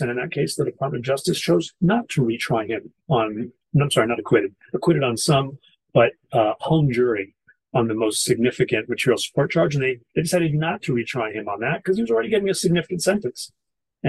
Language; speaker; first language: English; native; English